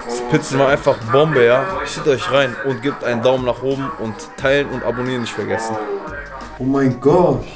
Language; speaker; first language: German; native; German